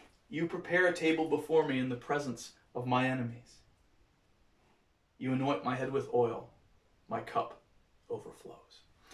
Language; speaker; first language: English; native; English